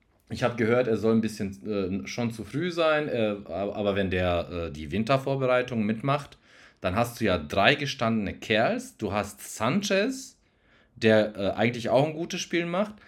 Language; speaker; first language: German; non-native, fluent; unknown